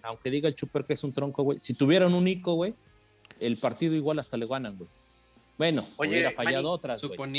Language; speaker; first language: Spanish; native; Spanish